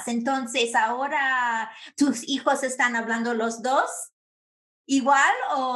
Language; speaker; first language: Spanish; non-native, fluent; English